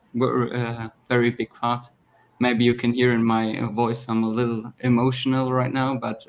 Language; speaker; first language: English; non-native, fluent; German